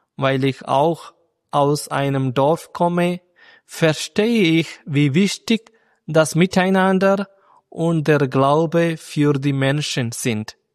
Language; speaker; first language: German; non-native, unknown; Malayalam